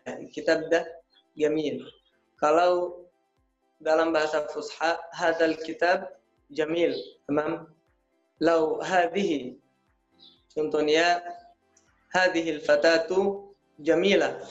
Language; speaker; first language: Indonesian; non-native, learner; Arabic